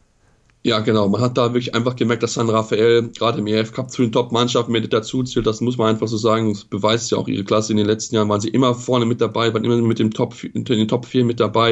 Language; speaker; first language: German; native; German